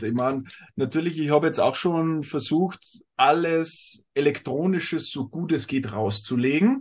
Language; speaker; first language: German; native; German